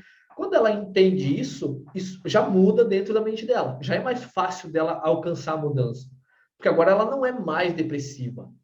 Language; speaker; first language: Portuguese; native; Portuguese